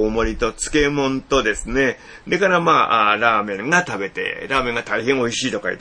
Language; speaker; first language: Japanese; native; Japanese